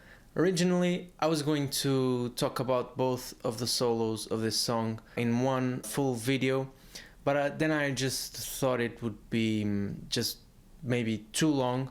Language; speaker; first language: English; non-native, fluent; Portuguese